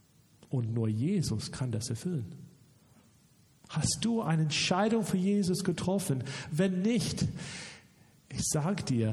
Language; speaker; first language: German; non-native, fluent; English